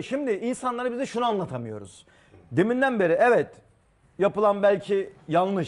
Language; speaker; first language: Turkish; native; Turkish